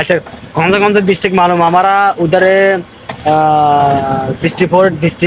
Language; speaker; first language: Hindi; non-native, learner; Bangla